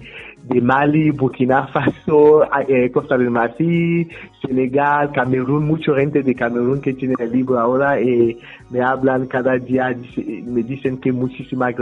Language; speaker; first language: Spanish; non-native, fluent; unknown